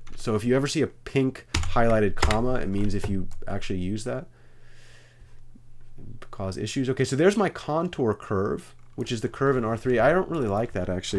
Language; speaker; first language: English; native; English